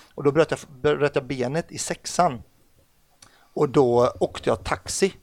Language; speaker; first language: Swedish; early bilingual, other home language; Arabic